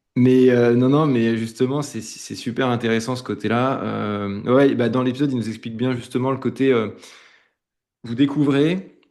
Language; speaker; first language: French; native; French